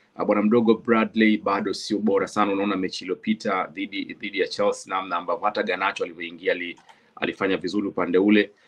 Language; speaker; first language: Swahili; native; Swahili